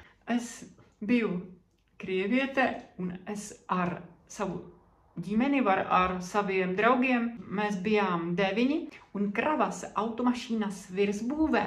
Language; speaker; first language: Latvian; non-native, fluent; Czech